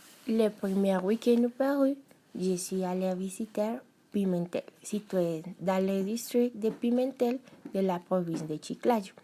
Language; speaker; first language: French; non-native, learner; Spanish